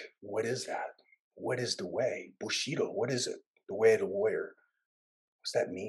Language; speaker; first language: English; early bilingual, other home language; Vietnamese